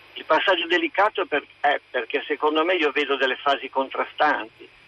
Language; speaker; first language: Italian; native; Italian